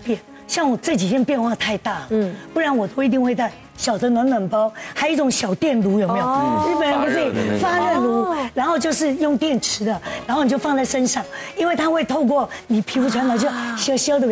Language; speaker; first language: Chinese; native; Chinese